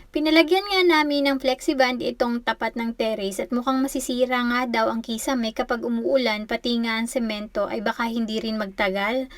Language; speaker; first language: Filipino; native; Filipino